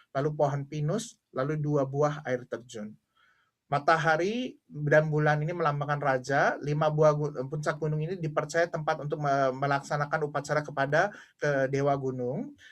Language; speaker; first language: Indonesian; native; Indonesian